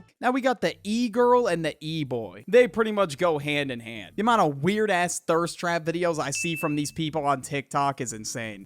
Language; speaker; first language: English; native; English